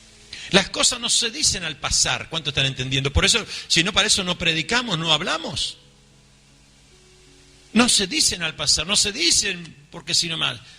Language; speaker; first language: Spanish; native; Spanish